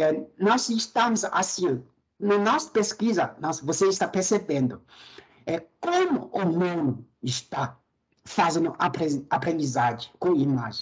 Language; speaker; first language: Portuguese; non-native, fluent; Chinese